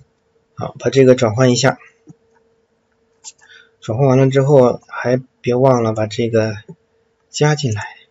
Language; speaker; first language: Chinese; native; Chinese